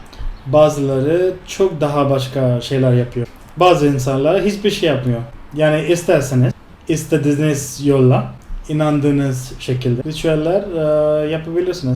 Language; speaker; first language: Turkish; non-native, fluent; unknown